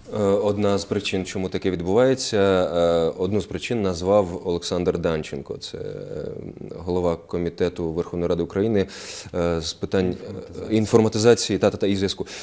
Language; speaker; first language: Ukrainian; native; Ukrainian